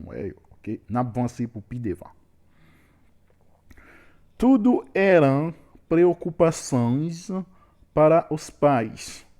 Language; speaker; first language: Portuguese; non-native, learner; Haitian Creole